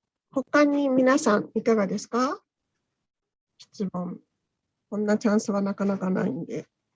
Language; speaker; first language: Japanese; native; Japanese